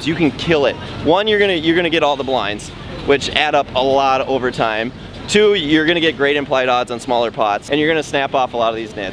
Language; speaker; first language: English; native; English